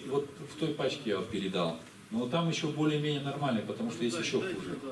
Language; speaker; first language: Russian; native; Russian